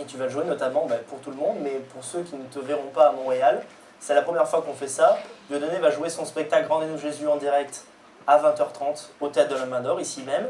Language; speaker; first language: French; native; French